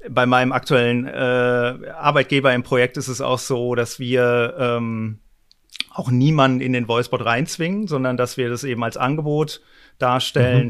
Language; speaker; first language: German; native; German